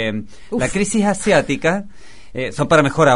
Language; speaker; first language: Spanish; native; Spanish